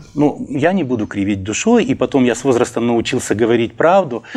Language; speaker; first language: Russian; native; Russian